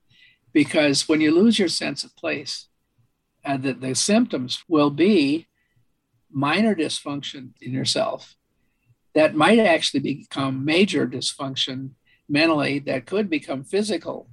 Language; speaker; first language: English; native; English